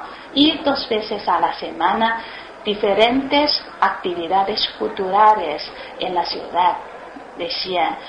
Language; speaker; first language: Spanish; non-native, learner; Chinese